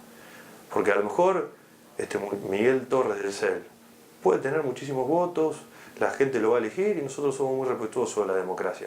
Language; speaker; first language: Spanish; native; Spanish